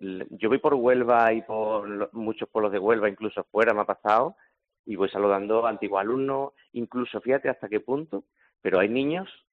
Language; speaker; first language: Spanish; native; Spanish